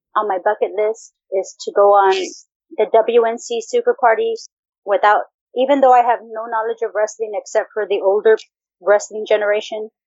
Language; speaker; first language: English; early bilingual, other home language; Spanish